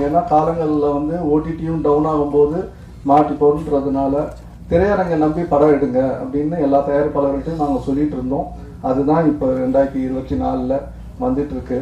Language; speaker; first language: Tamil; native; Tamil